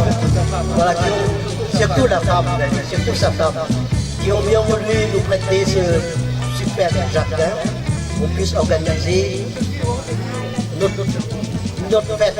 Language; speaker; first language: French; non-native, fluent; Lao